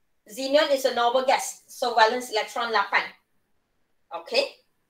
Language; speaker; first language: English; non-native, local second language; Malay